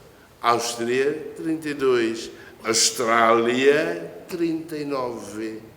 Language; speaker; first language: Portuguese; non-native, local second language; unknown